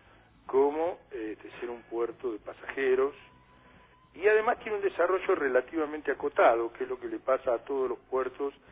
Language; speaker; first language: Spanish; native; Spanish